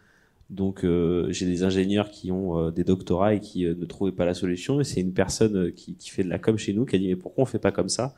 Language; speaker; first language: French; native; French